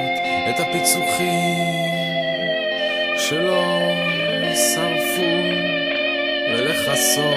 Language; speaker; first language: Hebrew; native; Hebrew